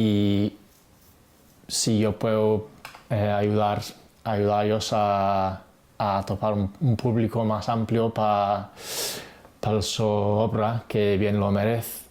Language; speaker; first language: Spanish; non-native, fluent; English